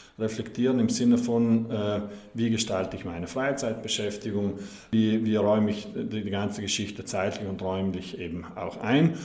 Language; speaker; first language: German; non-native, local second language; Ladin